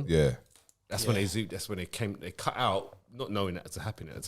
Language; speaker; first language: English; native; English